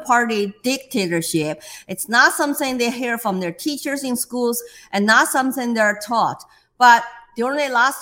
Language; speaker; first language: English; non-native, fluent; Chinese